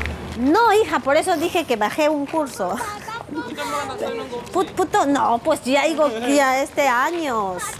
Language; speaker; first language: Spanish; native; Spanish